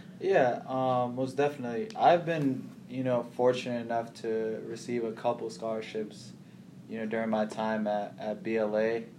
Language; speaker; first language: English; early bilingual, other home language; Somali